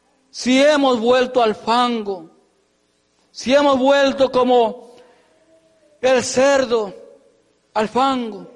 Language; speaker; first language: Spanish; native; Spanish